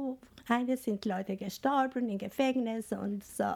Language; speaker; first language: German; non-native, fluent; Albanian